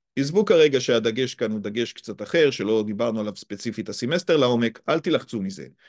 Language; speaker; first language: Hebrew; native; Hebrew